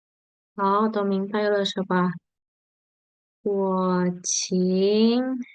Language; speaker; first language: Chinese; non-native, fluent; Indonesian